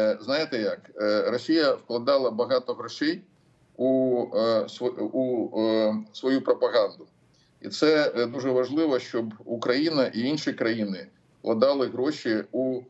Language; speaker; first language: Ukrainian; non-native, local second language; Russian